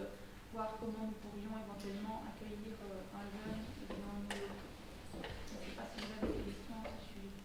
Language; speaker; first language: French; native; French